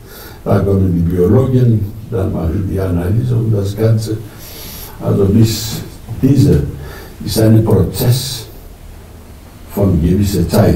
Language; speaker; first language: German; non-native, fluent; Greek